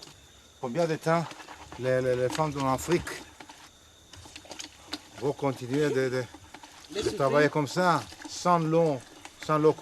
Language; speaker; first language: French; non-native, learner; Hebrew